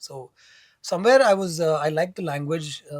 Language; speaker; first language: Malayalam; early bilingual, heritage; Malayalam